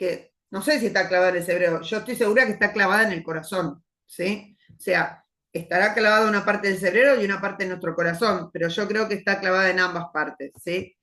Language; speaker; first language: Spanish; native; Spanish